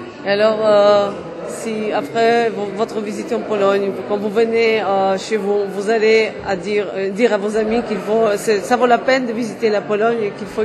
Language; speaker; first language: French; non-native, fluent; Polish